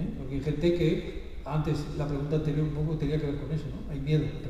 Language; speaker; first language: Spanish; native; Spanish